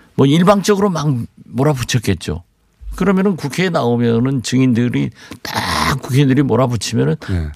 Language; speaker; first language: Korean; native; Korean